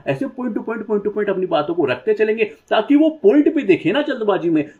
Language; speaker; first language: Hindi; native; Hindi